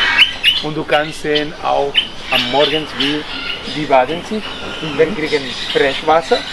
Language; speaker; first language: German; non-native, fluent; Spanish